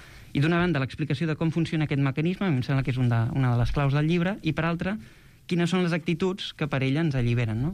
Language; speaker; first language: Catalan; native; Catalan